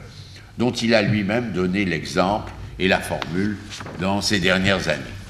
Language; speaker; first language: French; native; French